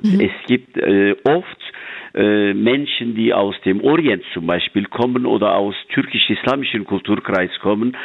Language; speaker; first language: German; non-native, fluent; Turkish